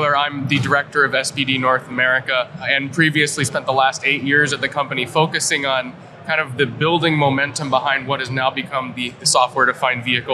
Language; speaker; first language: English; native; English